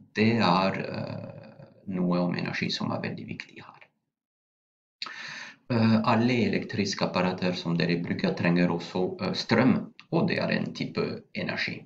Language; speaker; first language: Norwegian; non-native, fluent; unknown